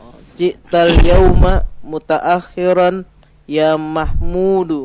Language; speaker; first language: Arabic; non-native, learner; Indonesian